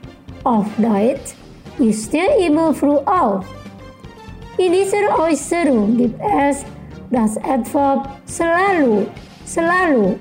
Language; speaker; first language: German; non-native, fluent; Indonesian